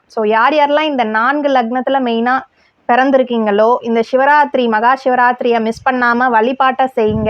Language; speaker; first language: Tamil; native; Tamil